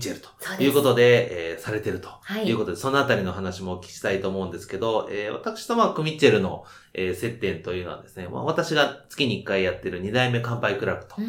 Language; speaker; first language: Japanese; native; Japanese